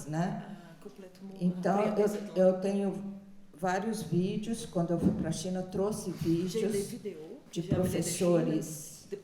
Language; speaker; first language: Portuguese; early bilingual, other home language; Chinese